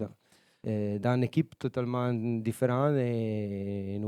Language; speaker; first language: French; non-native, learner; Italian